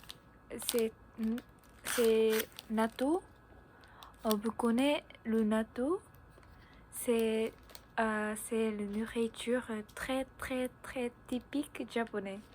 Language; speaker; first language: French; non-native, learner; Japanese